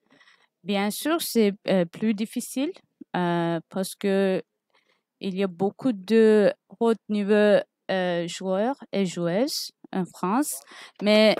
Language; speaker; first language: French; non-native, learner; Turkish